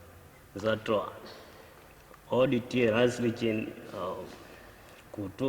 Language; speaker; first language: Macedonian; non-native, learner; Swahili